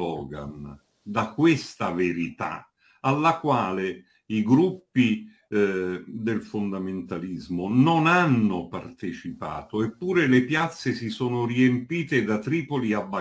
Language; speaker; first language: Italian; native; Italian